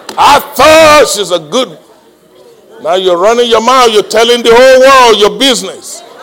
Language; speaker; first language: English; non-native, local second language; Yoruba